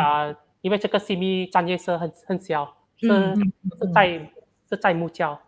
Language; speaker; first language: Chinese; non-native, local second language; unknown